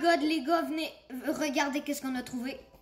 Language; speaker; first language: French; native; French